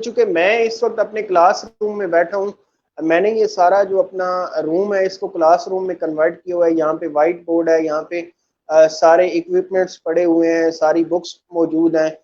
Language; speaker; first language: Urdu; non-native, local second language; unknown